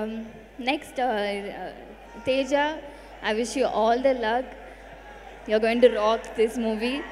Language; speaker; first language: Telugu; non-native, learner; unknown